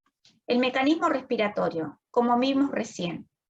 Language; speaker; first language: Spanish; native; Spanish